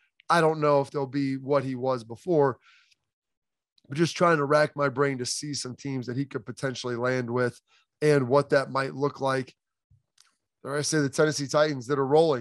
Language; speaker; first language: English; native; English